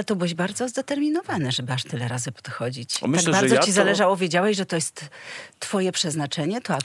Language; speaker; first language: Polish; native; Polish